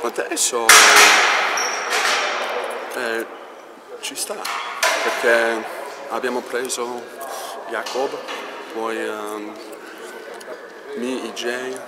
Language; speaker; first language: Italian; non-native, learner; English